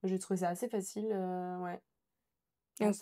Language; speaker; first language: French; native; French